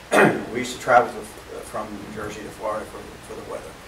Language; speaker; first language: English; native; English